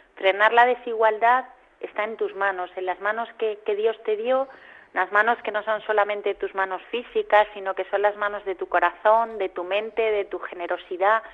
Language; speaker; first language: Spanish; native; Spanish